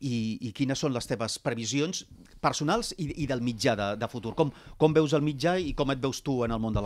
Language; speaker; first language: Catalan; native; Catalan